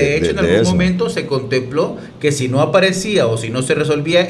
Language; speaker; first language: Spanish; native; Spanish